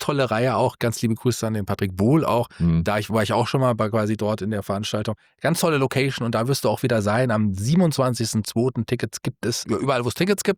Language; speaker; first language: German; native; German